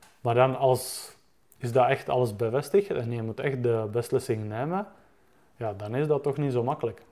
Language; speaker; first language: Dutch; non-native, fluent; Czech